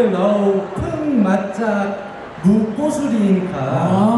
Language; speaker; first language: Thai; non-native, learner; Korean